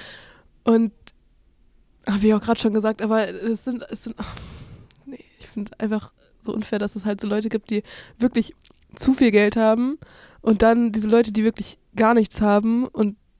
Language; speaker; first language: German; native; German